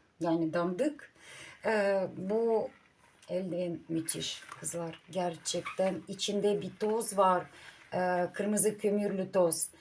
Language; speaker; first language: Turkish; non-native, learner; Russian